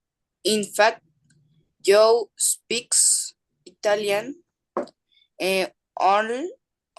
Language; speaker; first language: English; non-native, learner; Spanish